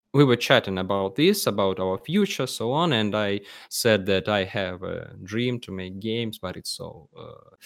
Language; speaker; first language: English; non-native, learner; Russian